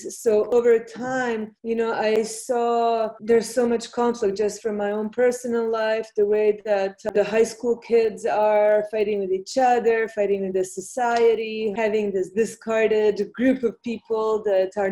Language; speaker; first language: English; non-native, fluent; Bosnian